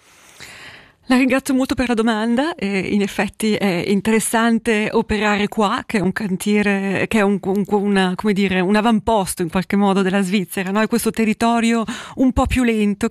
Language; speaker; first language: Italian; native; Italian